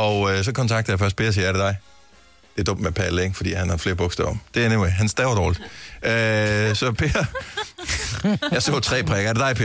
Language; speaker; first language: Danish; native; Danish